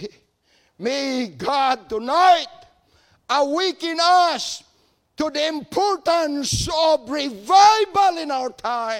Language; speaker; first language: English; non-native, local second language; Cebuano